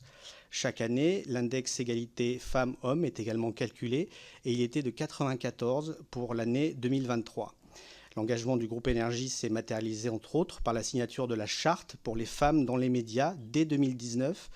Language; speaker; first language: French; native; French